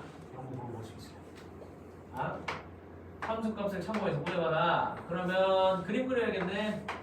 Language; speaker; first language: Korean; native; Korean